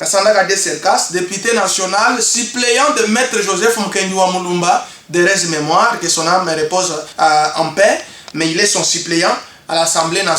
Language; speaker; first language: French; non-native, local second language; Luba-Lulua